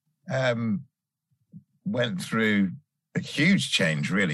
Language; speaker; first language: English; native; English